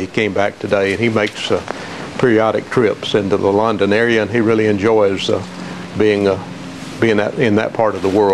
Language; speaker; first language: English; native; English